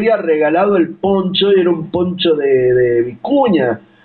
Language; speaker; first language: Spanish; native; Spanish